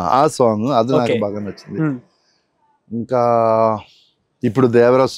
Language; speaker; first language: Telugu; non-native, learner; Malayalam